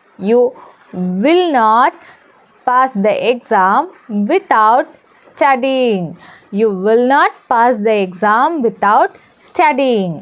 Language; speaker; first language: English; non-native, local second language; Malayalam